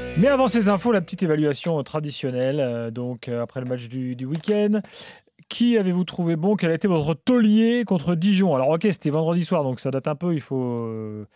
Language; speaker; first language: French; native; French